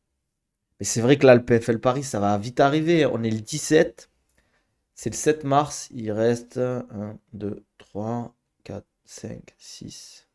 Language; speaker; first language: French; native; French